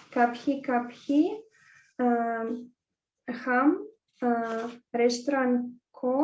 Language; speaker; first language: Hindi; non-native, learner; Russian